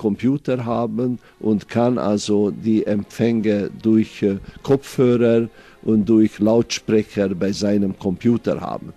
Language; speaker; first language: German; non-native, fluent; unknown